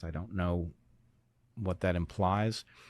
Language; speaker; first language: English; native; English